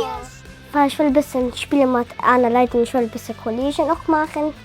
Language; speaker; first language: German; non-native, local second language; Luxembourgish